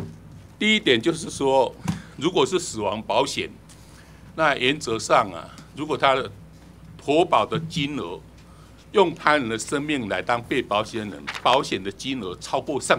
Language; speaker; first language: Chinese; native; Chinese